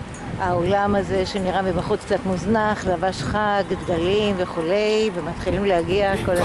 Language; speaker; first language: Hebrew; native; Hebrew